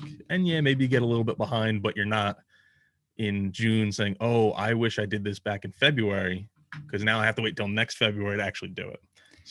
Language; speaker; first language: English; native; English